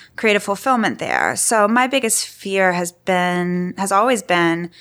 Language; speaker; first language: English; native; English